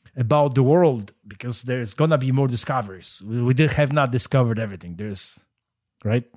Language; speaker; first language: English; non-native, fluent; Polish